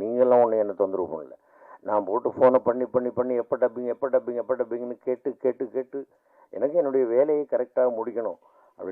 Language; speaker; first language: Tamil; native; Tamil